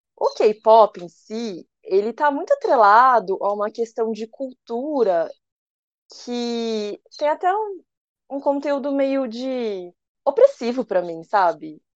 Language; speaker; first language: Portuguese; early bilingual, other home language; Korean